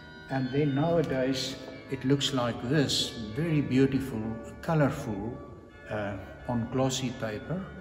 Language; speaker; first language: English; non-native, local second language; Afrikaans